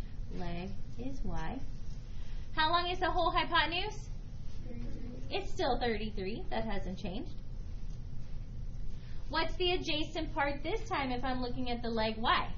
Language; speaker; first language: English; native; English